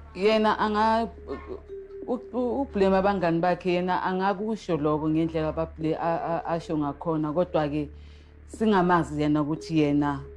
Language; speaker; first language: Zulu; native; Zulu